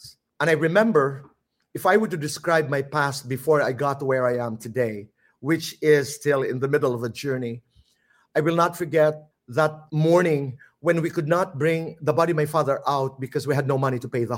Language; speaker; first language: English; non-native, local second language; Filipino